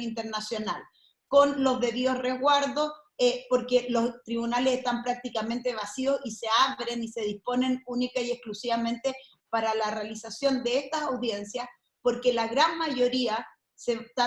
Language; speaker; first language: Spanish; native; Spanish